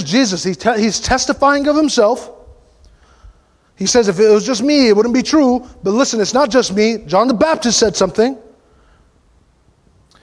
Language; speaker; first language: English; native; English